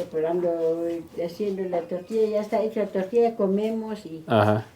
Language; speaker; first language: Spanish; non-native, local second language; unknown